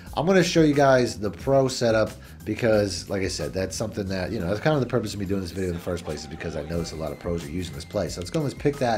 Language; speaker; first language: English; native; English